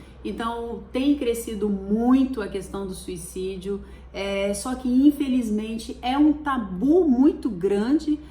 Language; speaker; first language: Portuguese; native; Portuguese